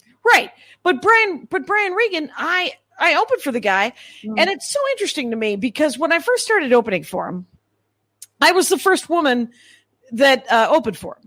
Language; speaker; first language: English; native; English